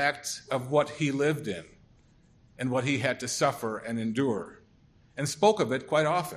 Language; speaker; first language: English; native; English